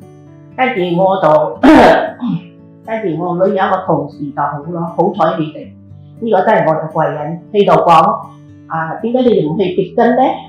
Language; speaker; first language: Cantonese; native; Cantonese